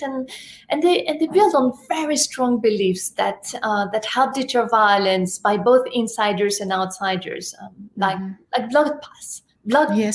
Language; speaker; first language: English; non-native, fluent; French